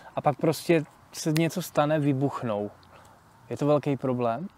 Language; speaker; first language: Czech; native; Czech